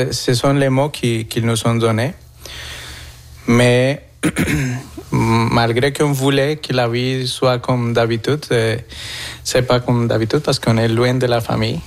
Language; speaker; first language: French; non-native, learner; Spanish